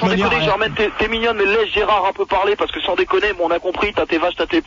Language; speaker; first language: French; native; French